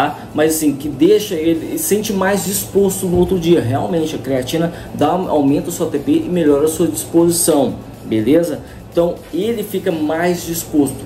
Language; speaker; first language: Portuguese; native; Portuguese